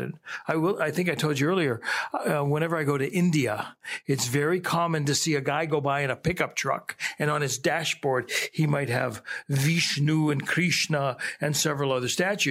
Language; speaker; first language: English; native; English